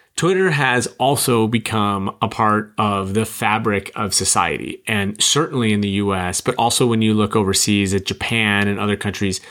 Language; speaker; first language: English; native; English